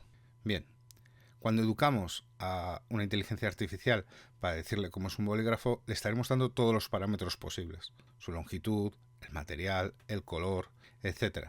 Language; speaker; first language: Spanish; native; Spanish